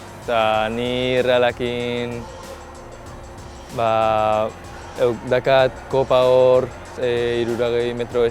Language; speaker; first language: Basque; non-native, learner; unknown